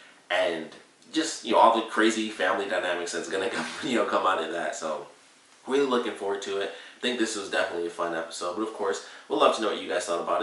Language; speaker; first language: English; native; English